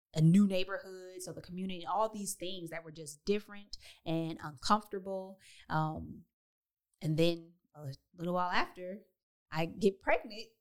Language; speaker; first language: English; native; English